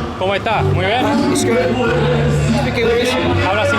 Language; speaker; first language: Spanish; non-native, learner; English